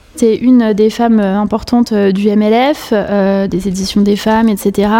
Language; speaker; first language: French; native; French